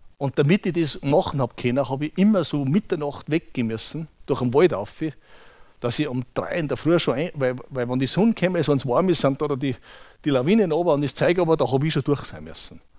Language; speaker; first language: German; native; German